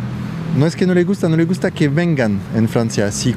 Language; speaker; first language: Spanish; non-native, fluent; French